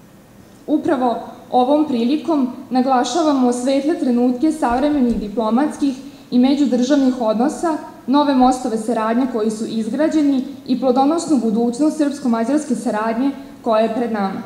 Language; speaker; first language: Serbian; native; Serbian